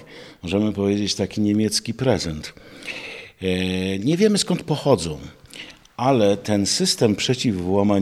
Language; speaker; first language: Polish; native; Polish